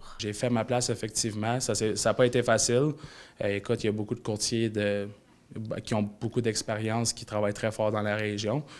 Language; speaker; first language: French; native; French